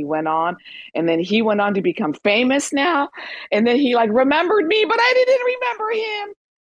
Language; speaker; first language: English; early bilingual, other home language; Persian